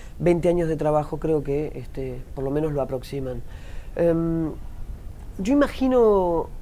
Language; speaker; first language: Spanish; native; Spanish